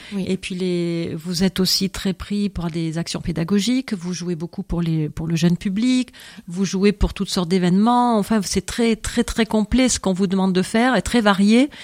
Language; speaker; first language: French; native; French